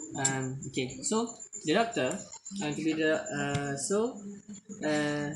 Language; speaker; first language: English; non-native, learner; Malay